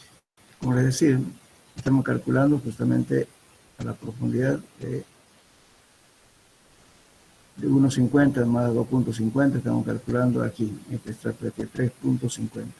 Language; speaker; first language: Spanish; native; Spanish